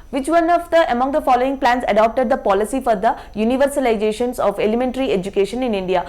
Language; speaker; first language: English; non-native, local second language; Telugu